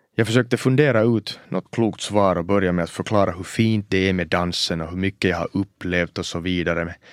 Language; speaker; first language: Swedish; native; Swedish